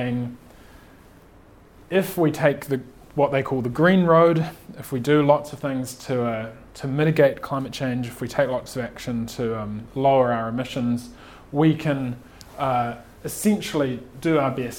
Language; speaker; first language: English; native; English